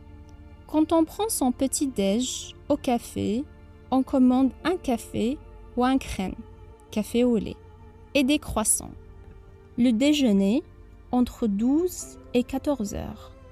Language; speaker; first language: French; non-native, fluent; Arabic